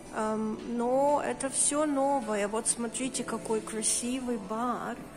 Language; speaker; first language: Russian; non-native, learner; English